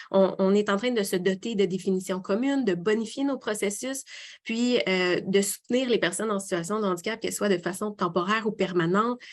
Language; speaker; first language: French; native; French